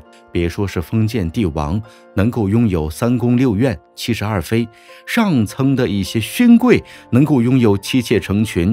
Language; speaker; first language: Chinese; native; Chinese